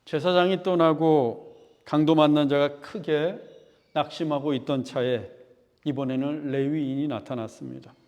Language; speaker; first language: Korean; native; Korean